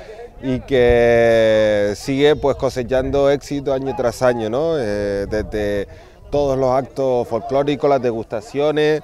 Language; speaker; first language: Spanish; native; Spanish